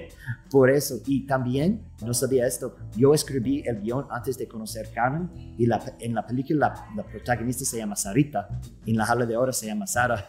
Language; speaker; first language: Spanish; non-native, fluent; English